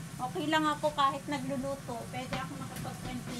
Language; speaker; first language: Filipino; native; Filipino